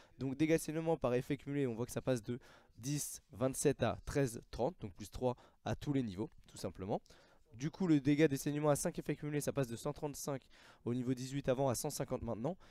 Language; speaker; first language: French; native; French